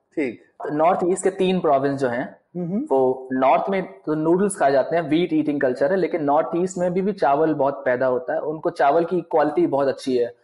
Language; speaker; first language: Hindi; native; Hindi